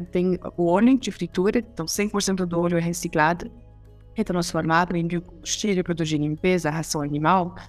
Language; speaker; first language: Portuguese; non-native, fluent; French